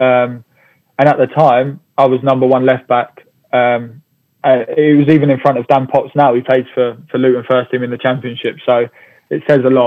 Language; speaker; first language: English; native; English